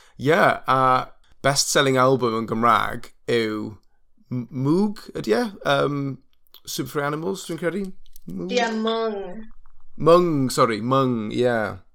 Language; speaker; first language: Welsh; non-native, learner; English